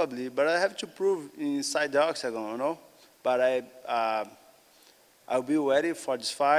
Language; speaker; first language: English; non-native, learner; Portuguese